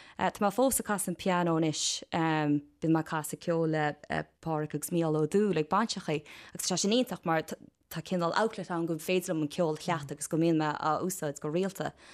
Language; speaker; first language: Irish; native; Irish